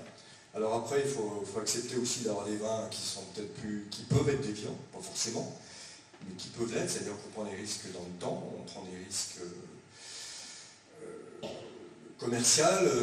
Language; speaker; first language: French; native; French